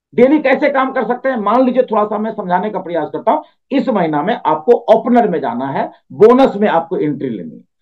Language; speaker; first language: Hindi; native; Hindi